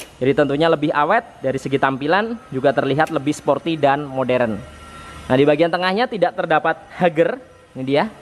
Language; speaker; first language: Indonesian; native; Indonesian